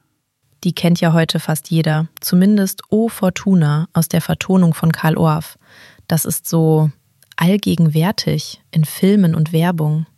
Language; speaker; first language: German; native; German